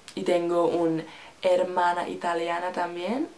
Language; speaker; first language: Spanish; non-native, learner; Finnish